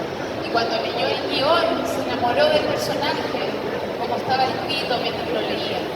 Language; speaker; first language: Spanish; native; Spanish